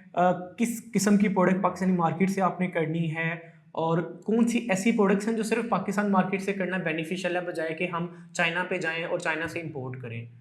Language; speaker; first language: Urdu; non-native, local second language; Punjabi